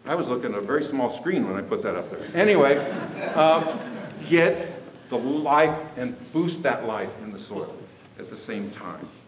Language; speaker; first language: English; native; English